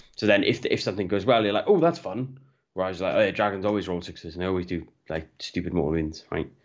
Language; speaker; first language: English; native; English